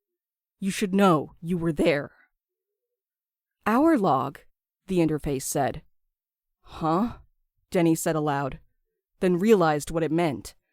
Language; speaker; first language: English; native; English